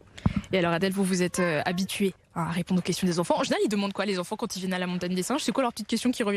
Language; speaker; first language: French; native; French